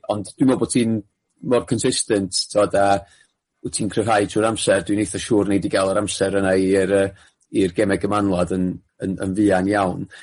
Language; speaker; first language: Welsh; native; Welsh